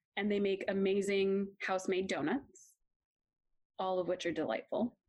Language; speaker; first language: English; native; English